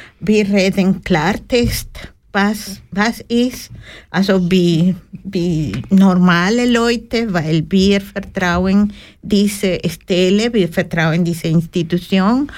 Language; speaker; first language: German; non-native, learner; Spanish